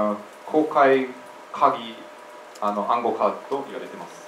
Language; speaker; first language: Japanese; non-native, fluent; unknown